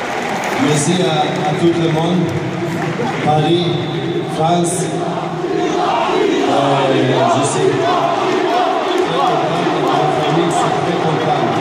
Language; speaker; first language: French; non-native, learner; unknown